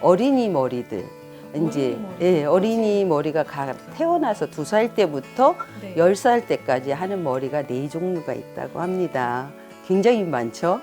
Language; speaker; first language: Korean; native; Korean